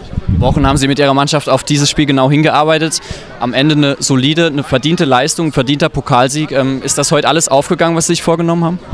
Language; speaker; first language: German; native; German